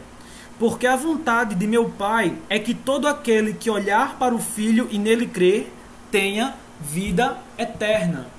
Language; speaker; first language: Portuguese; native; Portuguese